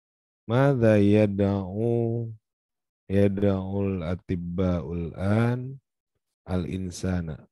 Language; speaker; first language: Arabic; non-native, fluent; Indonesian